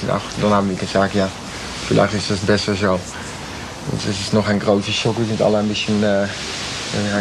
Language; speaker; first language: German; non-native, fluent; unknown